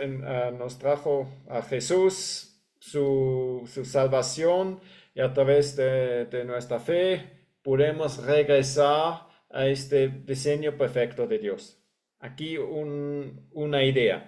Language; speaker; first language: Spanish; non-native, fluent; English